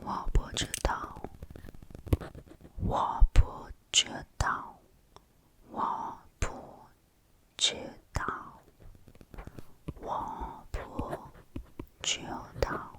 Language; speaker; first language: Chinese; non-native, learner; Korean